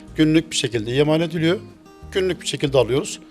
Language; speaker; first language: Turkish; native; Turkish